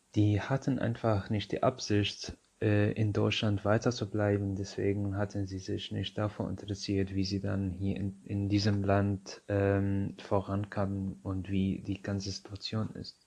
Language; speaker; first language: German; non-native, fluent; Arabic